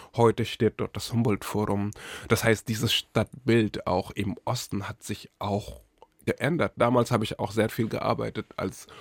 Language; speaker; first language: German; non-native, fluent; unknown